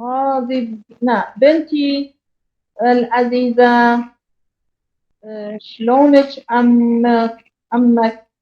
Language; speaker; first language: Arabic; non-native, learner; Persian